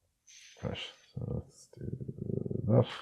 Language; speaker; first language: English; native; English